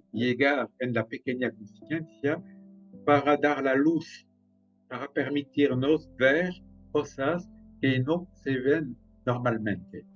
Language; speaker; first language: Spanish; non-native, fluent; French